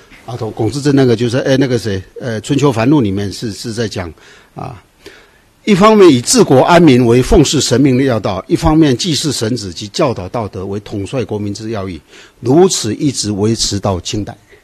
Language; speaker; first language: Chinese; native; Chinese